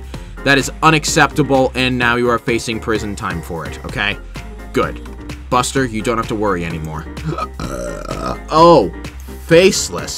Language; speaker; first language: English; native; English